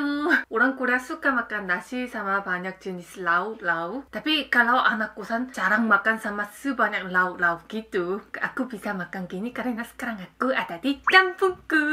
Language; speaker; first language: Indonesian; non-native, fluent; Korean